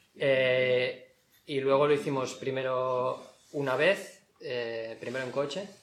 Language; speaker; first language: Spanish; native; Spanish